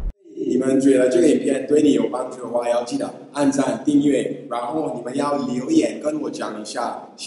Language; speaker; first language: Chinese; non-native, fluent; English